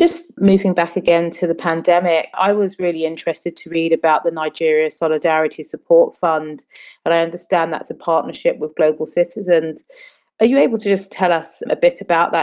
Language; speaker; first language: English; non-native, local second language; Akan